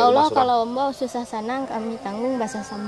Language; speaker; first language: Indonesian; non-native, local second language; Sundanese